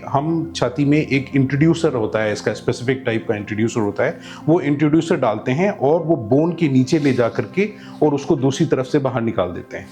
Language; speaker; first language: Hindi; native; Hindi